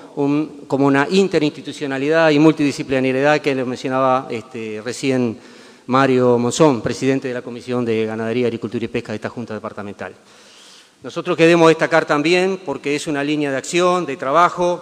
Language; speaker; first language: Spanish; native; Spanish